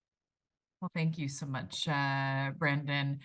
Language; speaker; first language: English; native; English